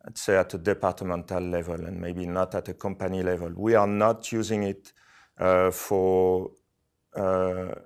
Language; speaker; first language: English; non-native, fluent; French